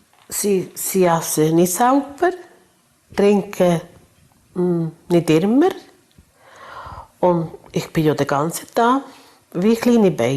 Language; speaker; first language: German; non-native, learner; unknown